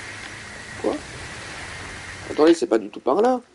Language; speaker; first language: French; native; French